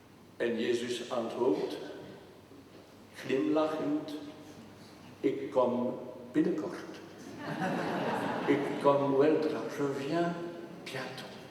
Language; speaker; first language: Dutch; non-native, local second language; French